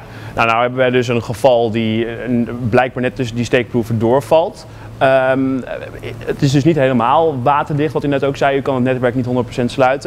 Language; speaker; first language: Dutch; native; Dutch